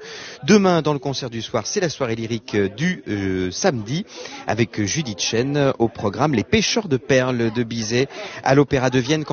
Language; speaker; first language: French; native; French